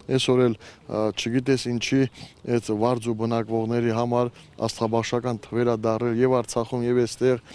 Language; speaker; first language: Armenian; native; Armenian